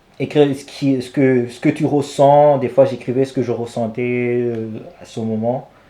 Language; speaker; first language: French; non-native, local second language; Rundi